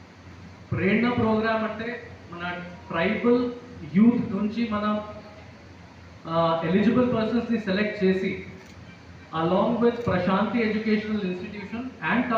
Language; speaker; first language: Telugu; non-native, fluent; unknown